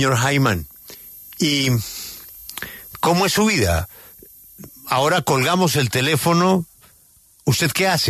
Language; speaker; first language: Spanish; native; Spanish